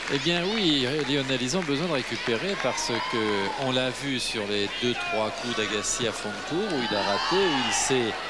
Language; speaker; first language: French; native; French